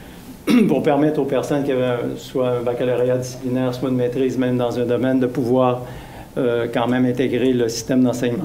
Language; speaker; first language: French; native; French